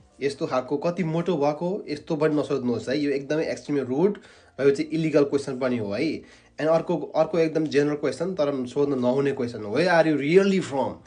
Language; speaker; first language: Nepali; native; Nepali